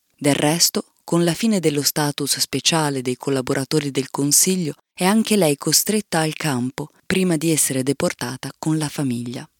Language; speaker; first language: Italian; native; Italian